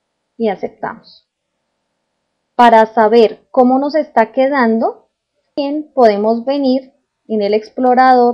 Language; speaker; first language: Spanish; native; Spanish